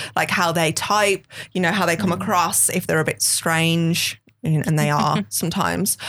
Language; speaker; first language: English; native; English